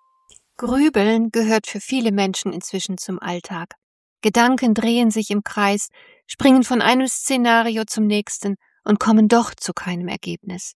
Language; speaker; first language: German; native; German